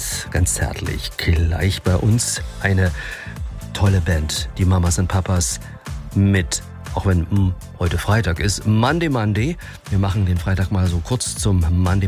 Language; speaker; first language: German; native; German